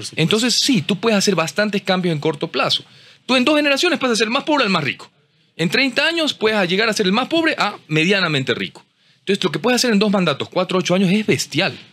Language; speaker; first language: Spanish; native; Spanish